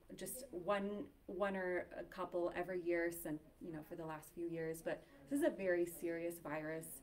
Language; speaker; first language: English; native; English